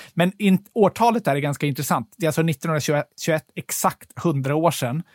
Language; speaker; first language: Swedish; native; Swedish